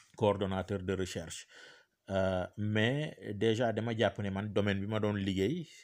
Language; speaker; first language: French; non-native, local second language; Wolof